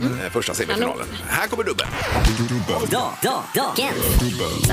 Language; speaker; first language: Swedish; native; Swedish